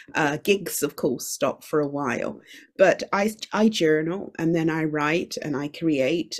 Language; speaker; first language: English; native; English